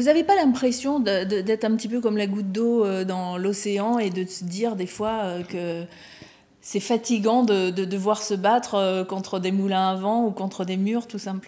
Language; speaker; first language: French; native; French